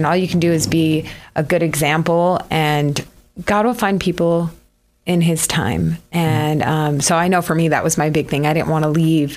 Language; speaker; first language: English; native; English